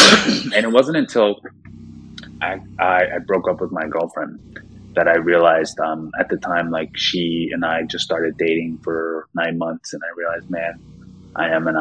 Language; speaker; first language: English; native; English